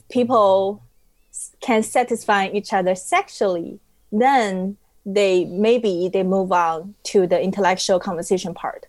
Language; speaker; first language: English; non-native, fluent; Chinese